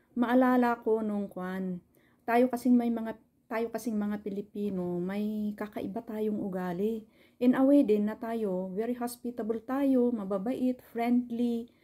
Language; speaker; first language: Filipino; non-native, local second language; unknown